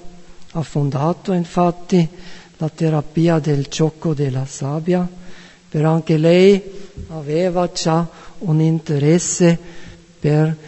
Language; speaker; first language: Italian; non-native, fluent; German